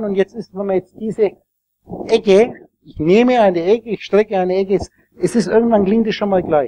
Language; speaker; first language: German; native; German